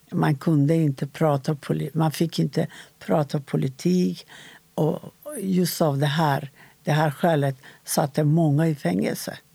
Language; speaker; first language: Swedish; non-native, fluent; Persian